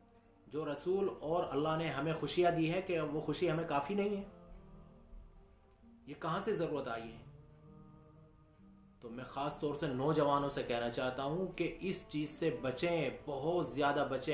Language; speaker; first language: Urdu; native; Urdu